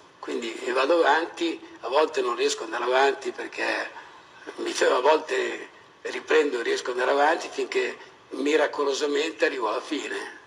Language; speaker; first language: Italian; native; Italian